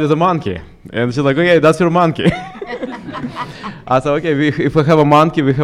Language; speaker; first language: English; non-native, fluent; Ukrainian